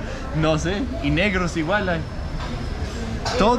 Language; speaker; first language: Spanish; non-native, learner; Danish